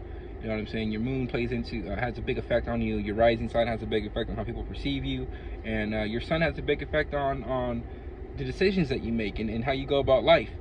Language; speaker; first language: English; native; English